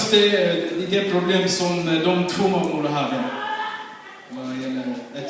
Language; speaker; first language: Swedish; non-native, fluent; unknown